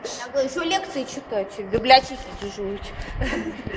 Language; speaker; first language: Russian; native; Russian